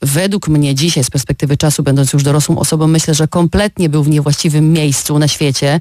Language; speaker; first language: Polish; native; Polish